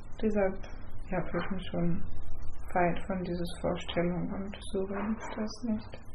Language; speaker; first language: German; non-native, fluent; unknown